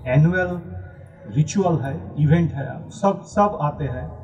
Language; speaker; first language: Hindi; non-native, local second language; Bangla